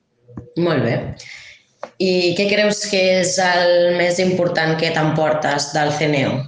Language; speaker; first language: Spanish; non-native, local second language; Catalan